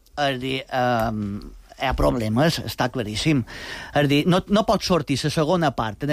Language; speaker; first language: Catalan; native; Catalan